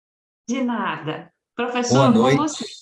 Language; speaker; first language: Portuguese; native; Portuguese